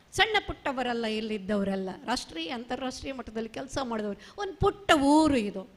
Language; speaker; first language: Kannada; non-native, local second language; Marathi